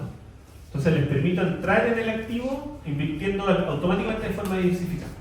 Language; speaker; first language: Spanish; native; Spanish